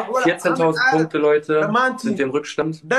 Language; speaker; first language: German; early bilingual, other home language; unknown